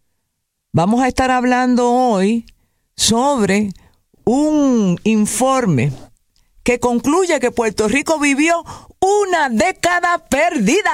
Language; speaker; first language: Spanish; native; Spanish